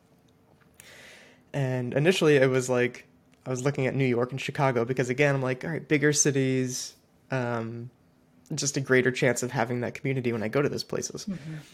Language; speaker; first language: English; native; English